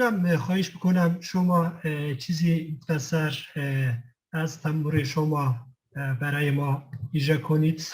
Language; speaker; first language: Persian; non-native, fluent; Kurdish